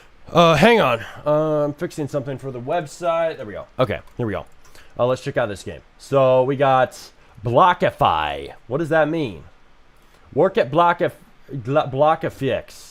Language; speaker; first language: English; native; English